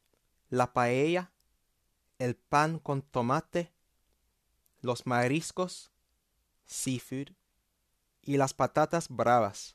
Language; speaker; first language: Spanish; non-native, fluent; English